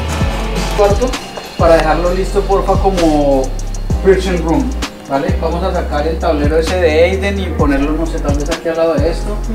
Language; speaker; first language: Spanish; early bilingual, heritage; Spanish